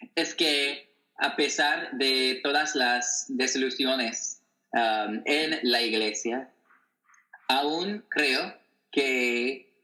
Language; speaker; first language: Spanish; non-native, fluent; English